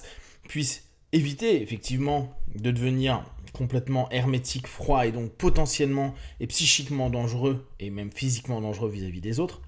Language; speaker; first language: French; native; French